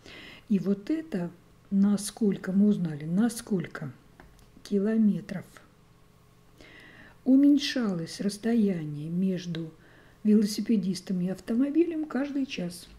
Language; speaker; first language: Russian; native; Russian